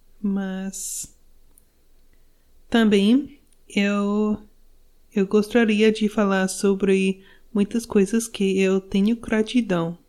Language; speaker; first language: Portuguese; non-native, learner; English